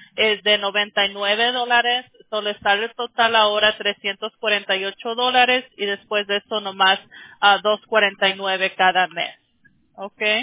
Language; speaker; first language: Spanish; early bilingual, heritage; Spanish